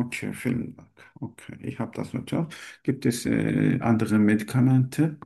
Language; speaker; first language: German; non-native, learner; Turkish